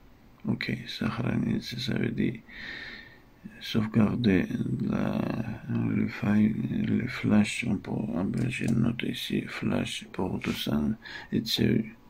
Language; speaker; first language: French; non-native, fluent; Russian